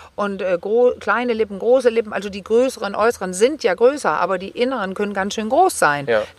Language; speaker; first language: German; non-native, fluent; Danish